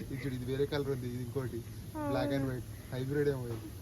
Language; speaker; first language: Telugu; native; Telugu